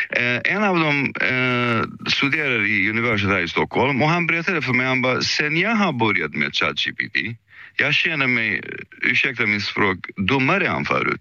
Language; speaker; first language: Swedish; early bilingual, other home language; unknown